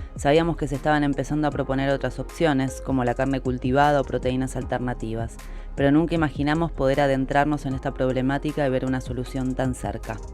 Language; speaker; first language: Spanish; native; Spanish